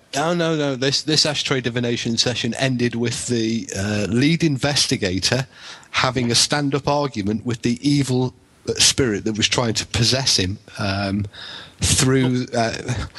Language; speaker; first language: English; native; English